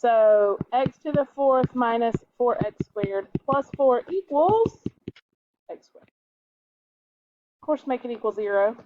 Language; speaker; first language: English; native; English